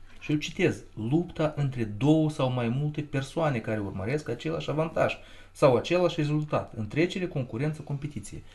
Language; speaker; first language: Romanian; non-native, local second language; Russian